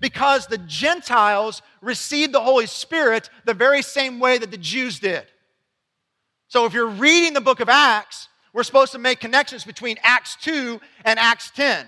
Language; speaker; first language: English; native; English